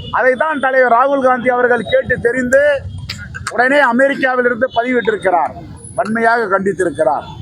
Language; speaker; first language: Tamil; native; Tamil